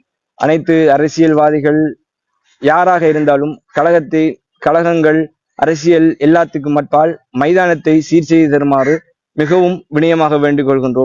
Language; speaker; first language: Tamil; native; Tamil